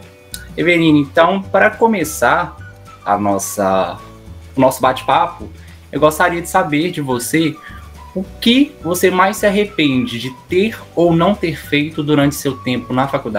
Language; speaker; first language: Portuguese; native; Portuguese